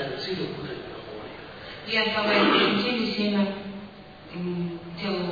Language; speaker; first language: Russian; native; Russian